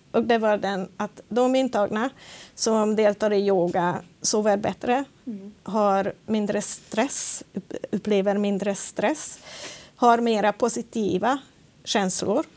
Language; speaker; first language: Swedish; non-native, fluent; Hungarian